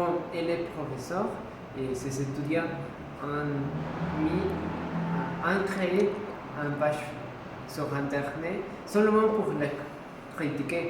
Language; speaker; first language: French; non-native, learner; Spanish